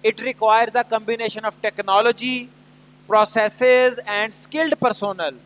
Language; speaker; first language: English; non-native, local second language; Urdu